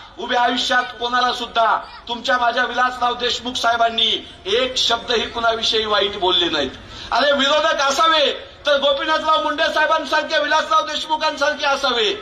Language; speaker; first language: Marathi; native; Marathi